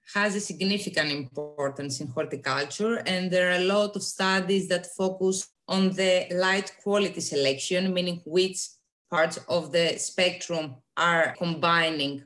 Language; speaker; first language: English; non-native, fluent; Greek